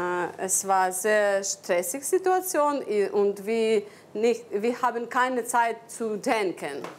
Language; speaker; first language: German; non-native, learner; Ukrainian